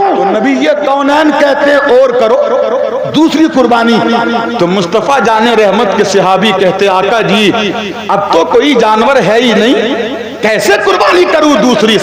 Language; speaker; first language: Urdu; native; Urdu